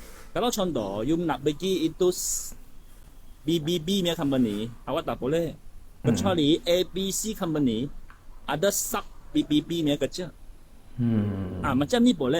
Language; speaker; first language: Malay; non-native, local second language; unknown